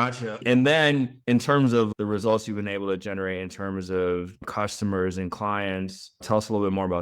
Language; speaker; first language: English; native; English